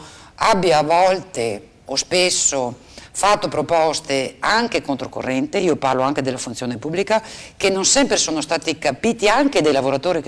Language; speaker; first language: Italian; native; Italian